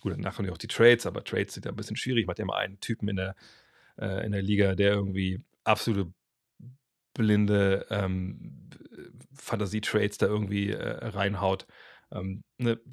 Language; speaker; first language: German; native; German